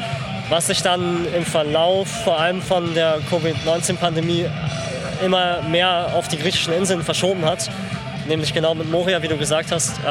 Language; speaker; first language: German; native; German